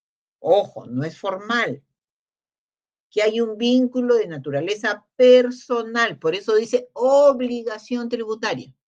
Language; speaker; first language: Spanish; native; Spanish